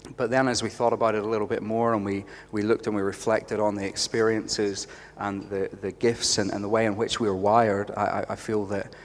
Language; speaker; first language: English; native; English